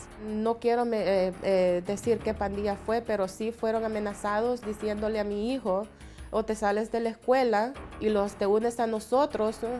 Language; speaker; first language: Spanish; native; Spanish